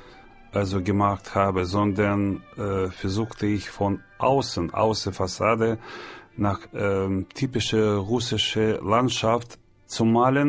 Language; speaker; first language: German; non-native, learner; Russian